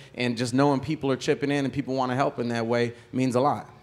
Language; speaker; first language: English; native; English